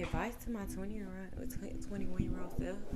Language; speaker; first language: English; native; English